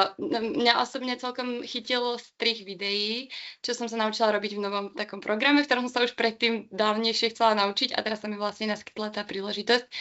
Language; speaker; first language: Slovak; native; Slovak